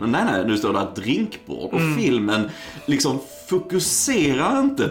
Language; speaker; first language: Swedish; native; Swedish